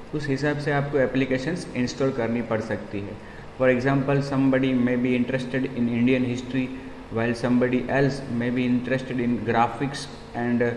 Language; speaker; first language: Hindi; non-native, local second language; Gujarati